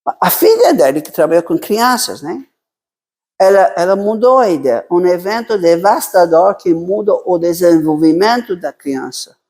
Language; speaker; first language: Portuguese; non-native, fluent; Italian